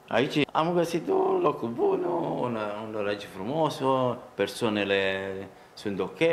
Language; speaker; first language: Romanian; non-native, learner; Italian